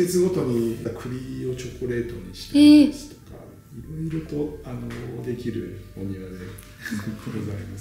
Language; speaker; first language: Japanese; native; Japanese